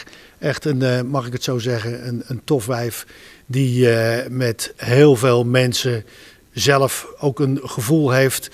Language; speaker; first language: Dutch; native; Dutch